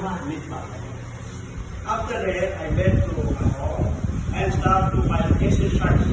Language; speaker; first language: English; non-native, learner; Tetum